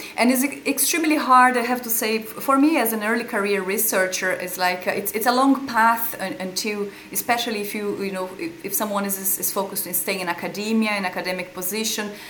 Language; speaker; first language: English; non-native, fluent; Portuguese